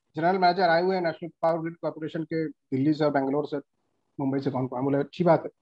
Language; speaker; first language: Hindi; non-native, local second language; Bangla